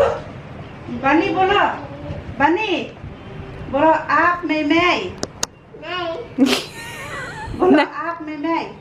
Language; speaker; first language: Hindi; non-native, local second language; Assamese